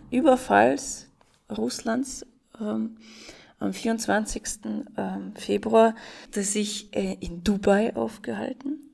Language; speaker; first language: German; non-native, fluent; Russian